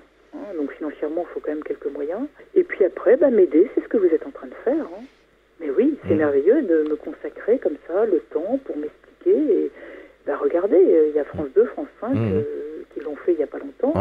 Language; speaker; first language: French; native; French